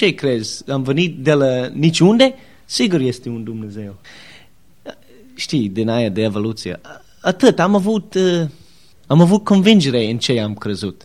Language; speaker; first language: Romanian; non-native, learner; English